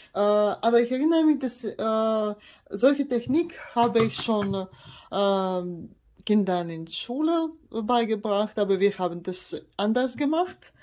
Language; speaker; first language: German; non-native, learner; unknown